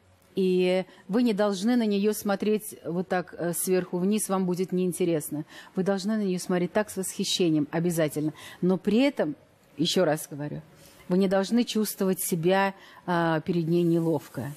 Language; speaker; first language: Russian; native; Russian